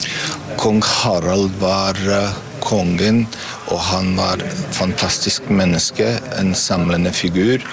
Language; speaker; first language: Norwegian; non-native, fluent; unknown